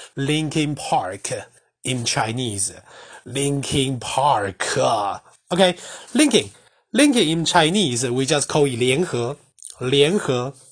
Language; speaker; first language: English; non-native, fluent; Chinese